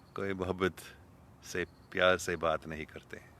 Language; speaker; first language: Urdu; non-native, fluent; English